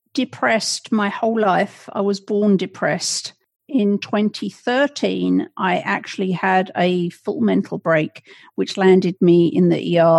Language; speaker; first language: English; native; English